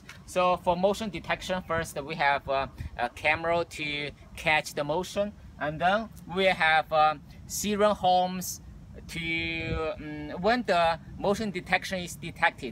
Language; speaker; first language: English; non-native, local second language; Chinese